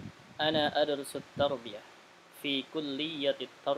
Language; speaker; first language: Arabic; non-native, fluent; Indonesian